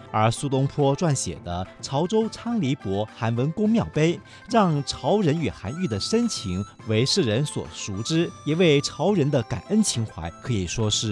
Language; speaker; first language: Chinese; native; Chinese